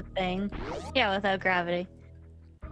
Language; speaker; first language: English; native; English